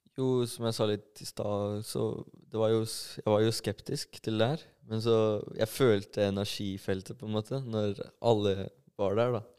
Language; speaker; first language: Norwegian; early bilingual, other home language; Albanian